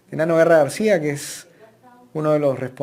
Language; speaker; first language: Spanish; native; Spanish